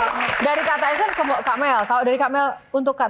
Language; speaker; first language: Indonesian; native; Indonesian